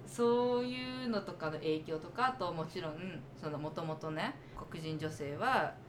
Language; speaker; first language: Japanese; early bilingual, other home language; English